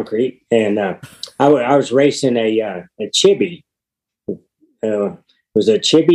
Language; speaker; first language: English; native; English